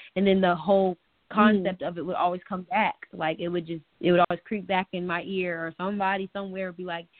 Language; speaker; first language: English; native; English